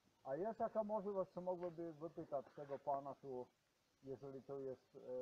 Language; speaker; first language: Polish; non-native, learner; Slovenian